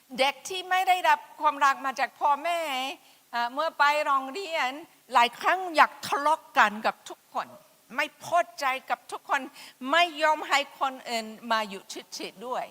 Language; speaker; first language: Thai; non-native, fluent; English